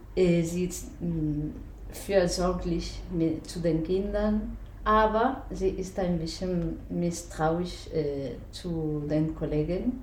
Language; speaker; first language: German; non-native, fluent; Spanish